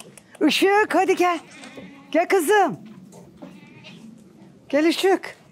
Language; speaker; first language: Turkish; native; Turkish